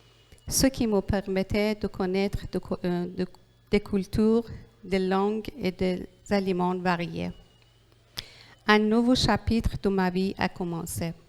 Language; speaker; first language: French; non-native, learner; Persian